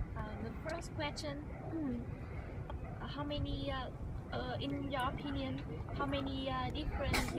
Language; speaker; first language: English; non-native, learner; Vietnamese